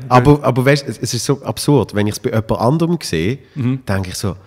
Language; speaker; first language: German; native; German